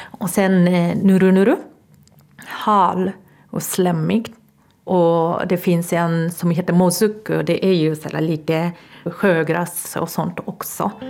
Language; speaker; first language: Swedish; non-native, fluent; Japanese